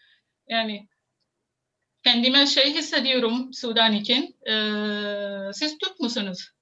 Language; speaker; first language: Turkish; non-native, fluent; Arabic